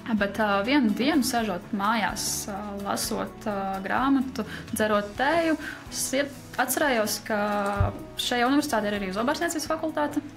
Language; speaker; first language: Latvian; non-native, local second language; Russian